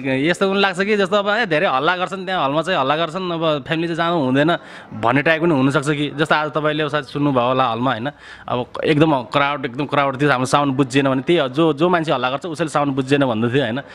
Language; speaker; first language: Nepali; native; Nepali